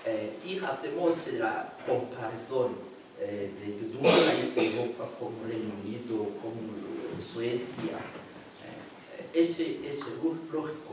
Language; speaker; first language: Spanish; non-native, fluent; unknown